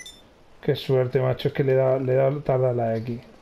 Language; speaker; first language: Spanish; native; Spanish